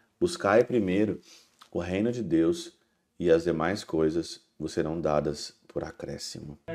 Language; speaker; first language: Portuguese; native; Portuguese